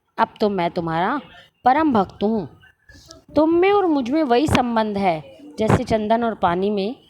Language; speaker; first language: Hindi; native; Hindi